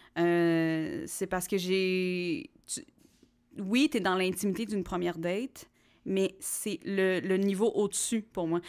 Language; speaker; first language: French; native; French